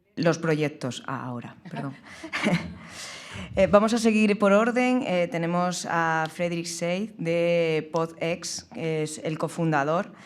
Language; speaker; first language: Spanish; native; Spanish